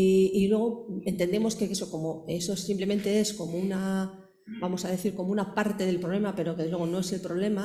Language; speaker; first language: Spanish; native; Spanish